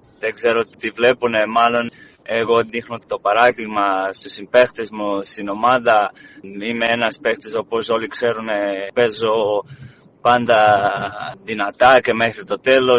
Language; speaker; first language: Greek; non-native, fluent; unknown